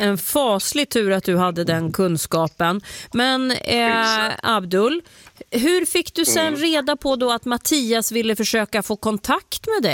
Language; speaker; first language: Swedish; native; Swedish